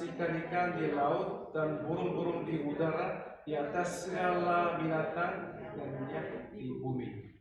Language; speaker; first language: Indonesian; non-native, fluent; Korean